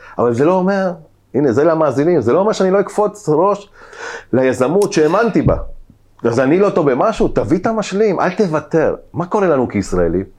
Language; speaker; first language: Hebrew; early bilingual, other home language; Spanish